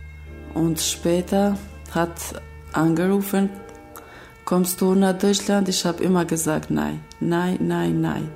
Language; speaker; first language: German; non-native, learner; Albanian